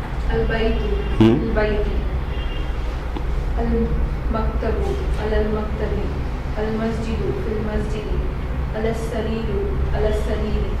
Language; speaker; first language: Arabic; non-native, learner; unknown